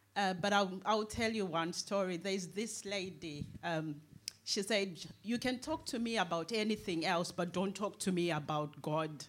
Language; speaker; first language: English; non-native, local second language; Shona